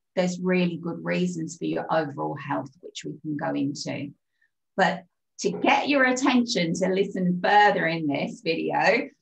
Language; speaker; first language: English; native; English